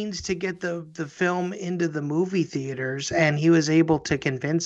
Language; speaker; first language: English; native; English